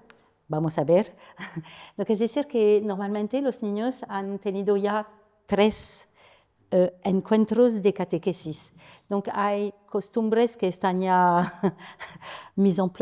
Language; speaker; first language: Spanish; non-native, learner; French